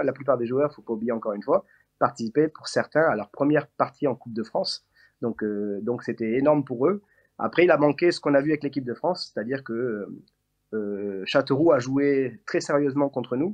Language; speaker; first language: French; native; French